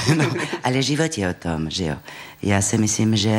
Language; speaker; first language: Czech; non-native, fluent; French